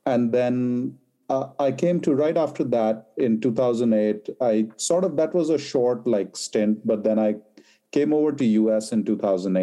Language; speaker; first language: English; non-native, local second language; Hindi